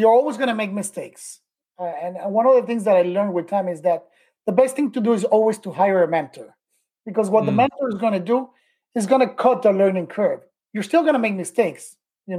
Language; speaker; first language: English; native; English